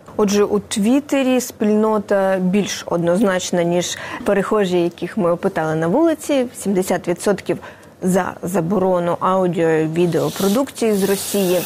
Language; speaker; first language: Ukrainian; native; Ukrainian